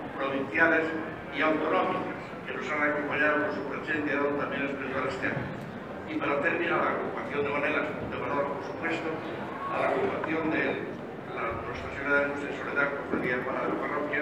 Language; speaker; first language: Spanish; native; Spanish